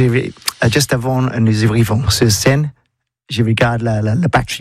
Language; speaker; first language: French; non-native, learner; English